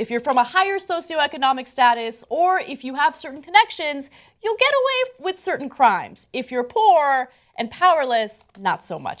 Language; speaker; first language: English; native; English